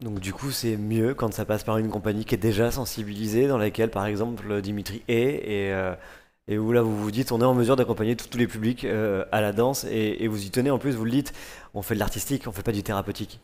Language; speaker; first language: French; native; French